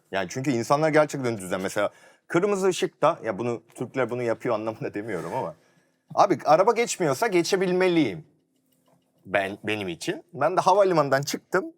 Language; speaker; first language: Turkish; early bilingual, other home language; Korean